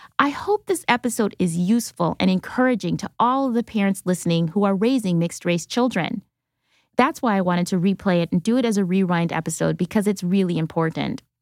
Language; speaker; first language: English; native; English